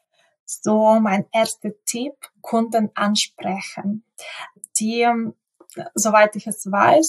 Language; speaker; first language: German; non-native, fluent; Ukrainian